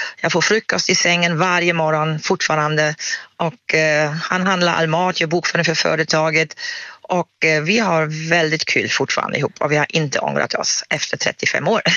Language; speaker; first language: Swedish; non-native, fluent; German